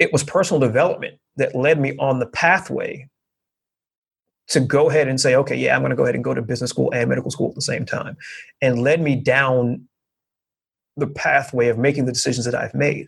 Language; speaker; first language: English; native; English